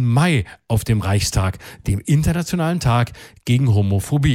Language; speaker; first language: German; native; German